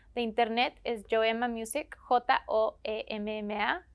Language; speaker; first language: Spanish; native; Spanish